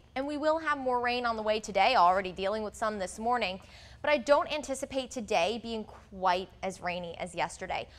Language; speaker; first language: English; native; English